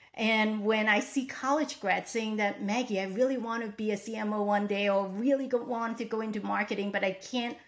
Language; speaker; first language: English; non-native, local second language; Cantonese